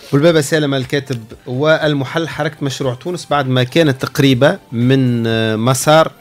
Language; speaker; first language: Arabic; native; Arabic